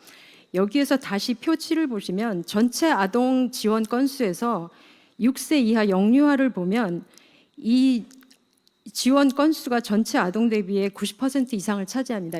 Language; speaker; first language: Korean; native; Korean